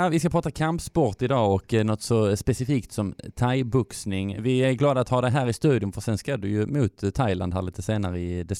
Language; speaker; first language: Swedish; native; Swedish